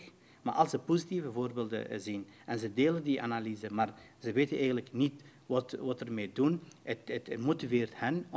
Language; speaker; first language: Dutch; non-native, fluent; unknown